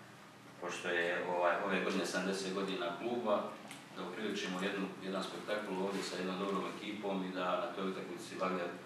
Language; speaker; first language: Croatian; native; Croatian